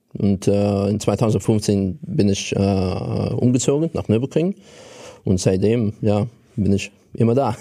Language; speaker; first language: German; non-native, fluent; Russian